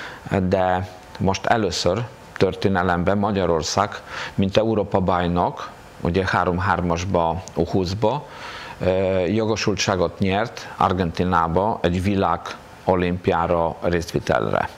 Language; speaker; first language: Hungarian; non-native, fluent; Polish